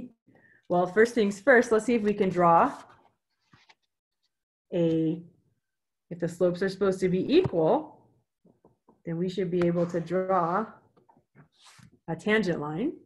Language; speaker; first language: English; native; English